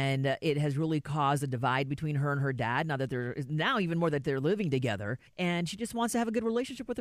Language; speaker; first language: English; native; English